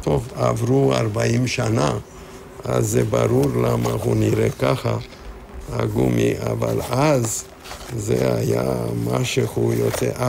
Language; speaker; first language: Hebrew; non-native, fluent; Romanian